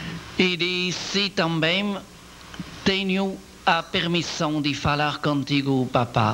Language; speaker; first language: Portuguese; non-native, learner; French